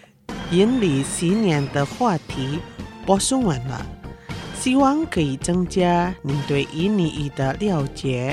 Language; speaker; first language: Chinese; non-native, local second language; Indonesian